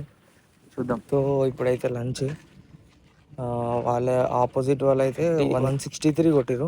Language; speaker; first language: Telugu; native; Telugu